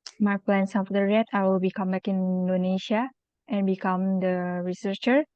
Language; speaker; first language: English; non-native, local second language; Indonesian